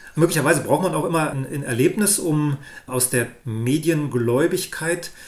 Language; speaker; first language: German; native; German